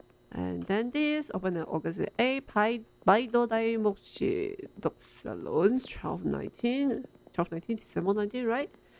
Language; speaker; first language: English; non-native, local second language; Chinese